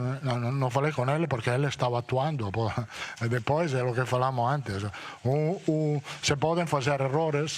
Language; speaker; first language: Portuguese; non-native, learner; Italian